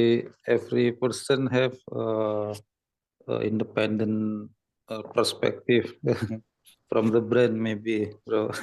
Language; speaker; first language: English; non-native, learner; Indonesian